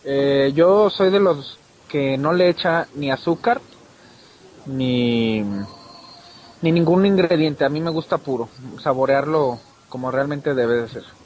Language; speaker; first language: Spanish; native; Spanish